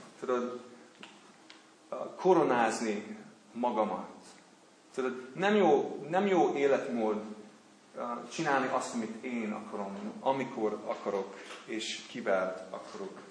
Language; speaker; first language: Hungarian; non-native, learner; English